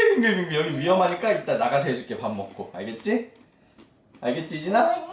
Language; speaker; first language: Korean; native; Korean